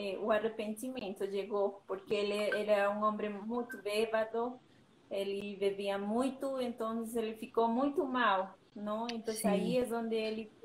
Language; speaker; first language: Portuguese; non-native, learner; Spanish